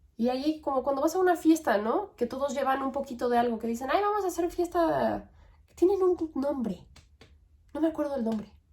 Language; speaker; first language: Spanish; native; Spanish